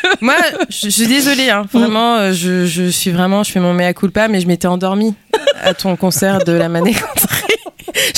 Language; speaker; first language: French; early bilingual, other home language; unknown